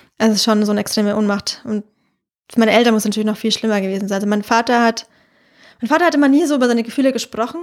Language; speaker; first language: German; native; German